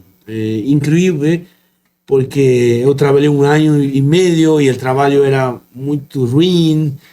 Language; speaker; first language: Portuguese; non-native, fluent; Spanish